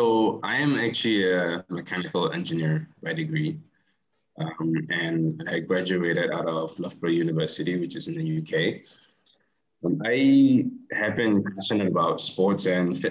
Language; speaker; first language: English; non-native, local second language; Chinese